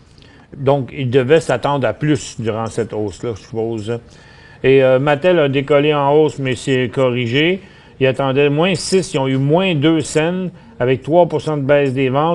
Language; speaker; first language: French; native; French